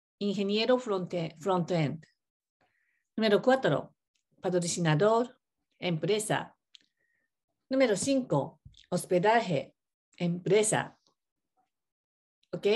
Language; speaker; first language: Spanish; non-native, learner; Japanese